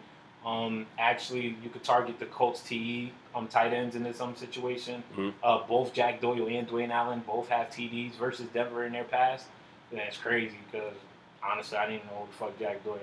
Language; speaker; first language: English; native; English